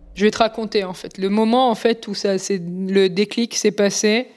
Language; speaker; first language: French; native; French